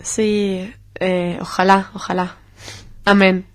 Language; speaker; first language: Spanish; non-native, fluent; Hebrew